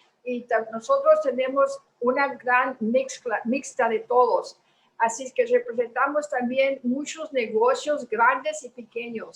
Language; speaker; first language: Spanish; early bilingual, heritage; Spanish